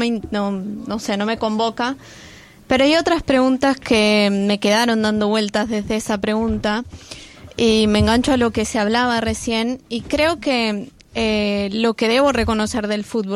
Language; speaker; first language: Spanish; native; Spanish